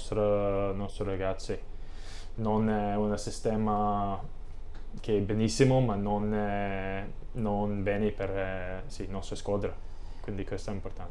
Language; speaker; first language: Italian; non-native, learner; English